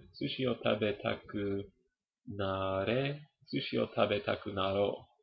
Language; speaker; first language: Japanese; non-native, learner; English